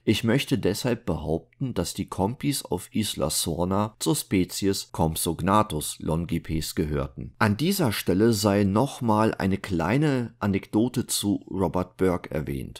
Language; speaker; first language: German; native; German